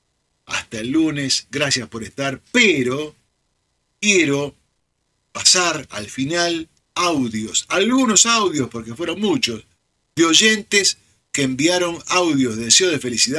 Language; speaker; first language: Spanish; native; Spanish